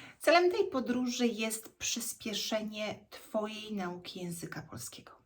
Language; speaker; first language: Polish; native; Polish